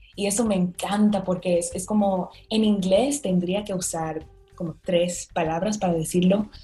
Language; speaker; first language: Spanish; non-native, fluent; English